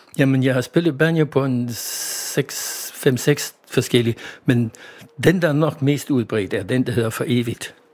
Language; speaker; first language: Danish; non-native, fluent; English